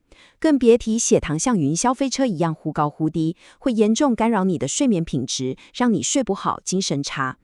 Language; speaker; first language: Chinese; native; Chinese